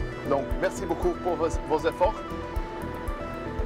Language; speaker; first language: French; non-native, fluent; English